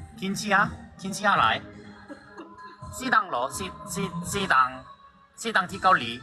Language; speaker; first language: Thai; non-native, learner; Korean